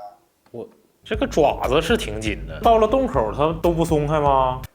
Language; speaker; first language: Chinese; native; Chinese